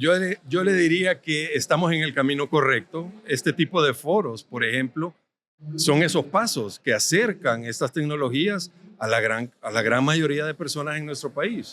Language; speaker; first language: Spanish; native; Spanish